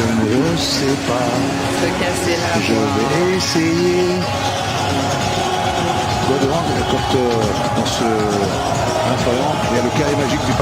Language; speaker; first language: French; native; French